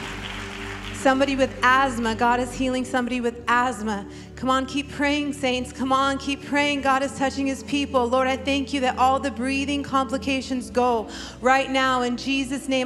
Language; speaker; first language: English; native; English